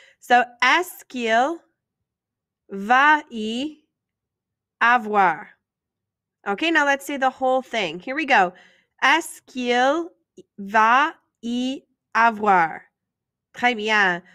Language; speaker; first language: French; non-native, fluent; English